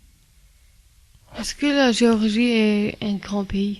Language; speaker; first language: French; early bilingual, other home language; Albanian